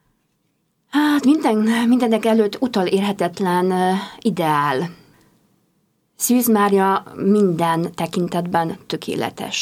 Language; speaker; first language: Hungarian; non-native, fluent; Polish